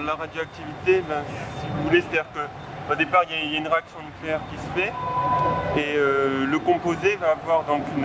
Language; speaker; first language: French; native; French